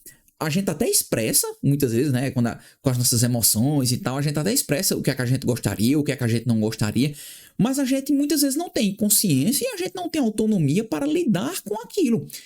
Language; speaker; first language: Portuguese; native; Portuguese